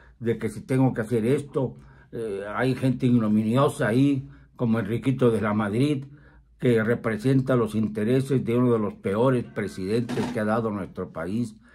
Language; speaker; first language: Spanish; native; Spanish